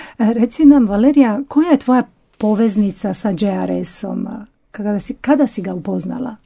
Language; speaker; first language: Croatian; native; Croatian